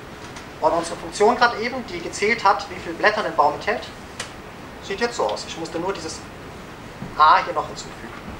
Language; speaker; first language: German; native; German